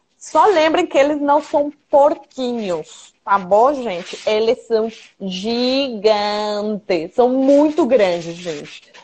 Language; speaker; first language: Portuguese; non-native, fluent; Spanish